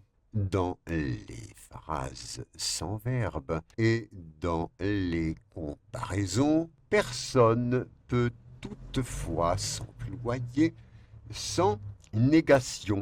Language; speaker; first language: French; non-native, fluent; Spanish